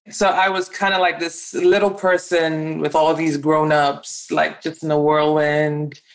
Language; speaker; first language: English; non-native, local second language; Yoruba